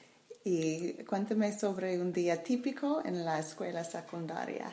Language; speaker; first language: Spanish; non-native, learner; English